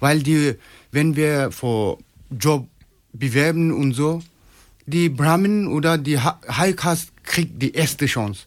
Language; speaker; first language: German; non-native, learner; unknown